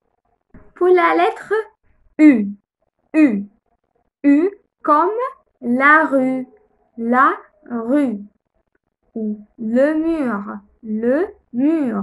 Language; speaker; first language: French; non-native, fluent; Arabic